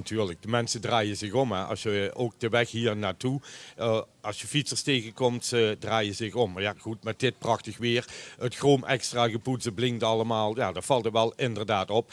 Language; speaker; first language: Dutch; native; Dutch